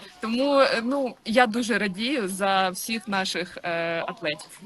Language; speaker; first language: Ukrainian; native; Ukrainian